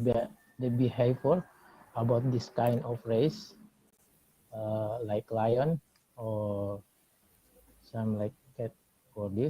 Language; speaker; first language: English; non-native, learner; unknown